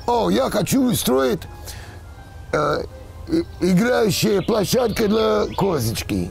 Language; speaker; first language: Russian; non-native, learner; English